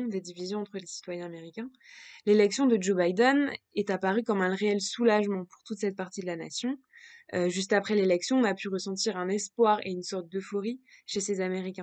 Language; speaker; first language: French; native; French